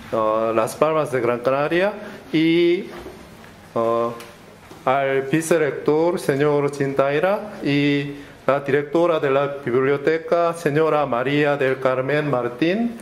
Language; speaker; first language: Spanish; non-native, learner; Korean